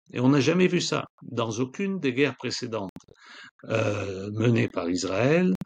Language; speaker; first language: French; non-native, local second language; Arabic